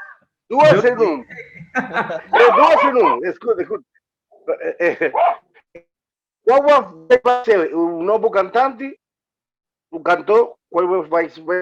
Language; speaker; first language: Portuguese; non-native, learner; Spanish